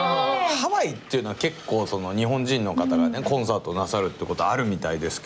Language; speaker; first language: Japanese; native; Japanese